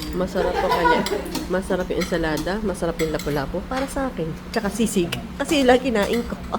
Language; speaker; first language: Filipino; native; Filipino